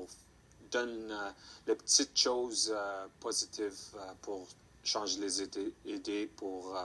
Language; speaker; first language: French; non-native, local second language; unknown